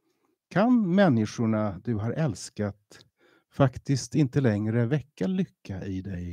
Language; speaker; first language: Swedish; native; Swedish